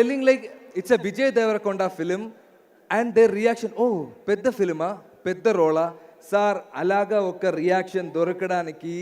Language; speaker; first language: Telugu; non-native, learner; Malayalam